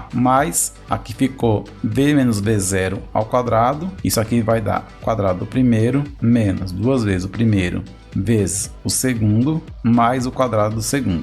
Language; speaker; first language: Portuguese; native; Portuguese